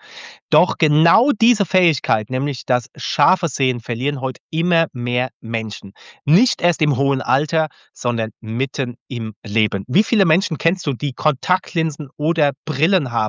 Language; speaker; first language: German; native; German